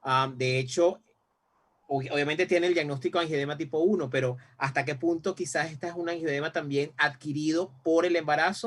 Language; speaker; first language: Spanish; native; Spanish